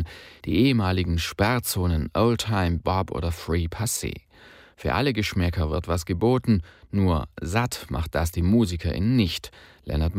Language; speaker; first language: German; native; German